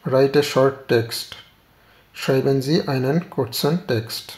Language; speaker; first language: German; non-native, fluent; Bangla